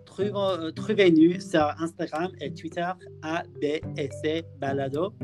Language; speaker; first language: French; non-native, learner; English